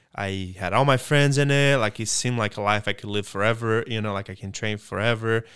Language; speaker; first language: English; non-native, fluent; Portuguese